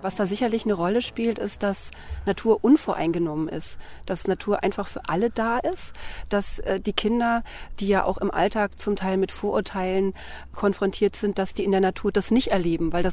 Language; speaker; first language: German; native; German